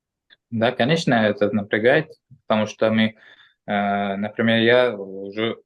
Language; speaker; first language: Russian; non-native, local second language; Uzbek